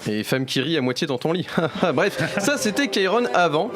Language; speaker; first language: French; native; French